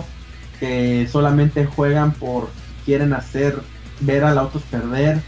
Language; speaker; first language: Spanish; native; Spanish